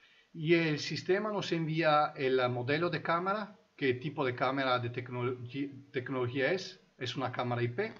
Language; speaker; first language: Spanish; non-native, fluent; Italian